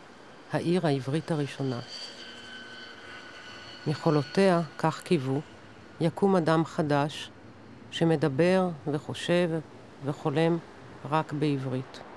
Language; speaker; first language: Hebrew; non-native, local second language; German